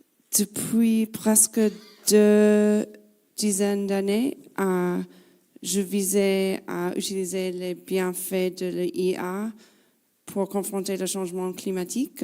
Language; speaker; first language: French; non-native, fluent; English